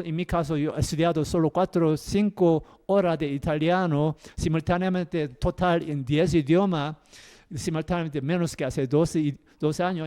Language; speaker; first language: Spanish; non-native, learner; Korean